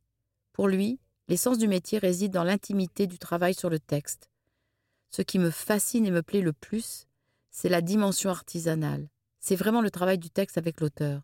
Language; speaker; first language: French; native; French